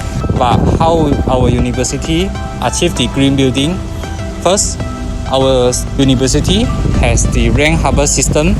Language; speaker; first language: English; non-native, local second language; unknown